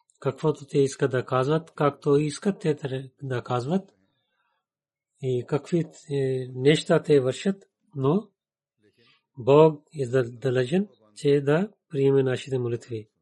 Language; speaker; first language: Bulgarian; non-native, learner; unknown